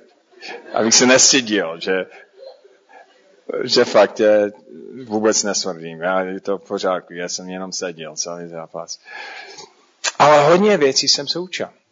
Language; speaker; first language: Czech; non-native, fluent; English